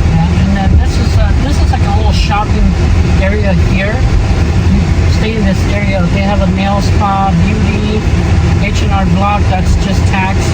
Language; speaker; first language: English; early bilingual, other home language; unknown